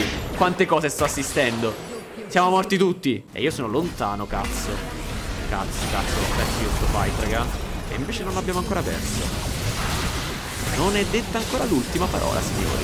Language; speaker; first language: Italian; native; Italian